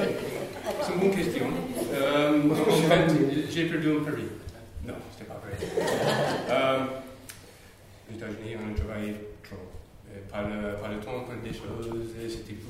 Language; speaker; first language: French; non-native, learner; English